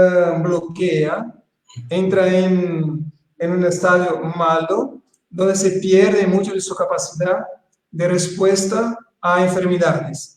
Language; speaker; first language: Spanish; non-native, fluent; Portuguese